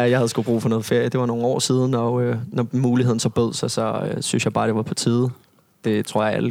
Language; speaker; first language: Danish; native; Danish